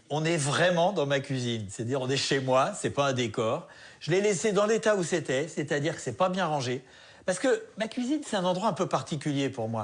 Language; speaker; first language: French; native; French